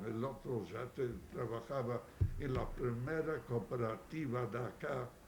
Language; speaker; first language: Spanish; non-native, fluent; Yiddish